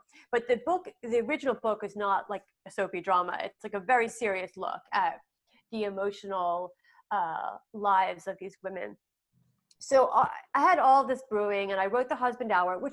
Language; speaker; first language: English; native; English